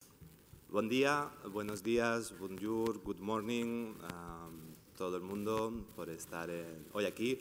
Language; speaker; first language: Spanish; native; Spanish